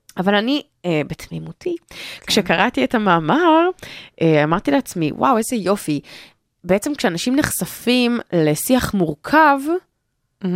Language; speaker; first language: Hebrew; native; Hebrew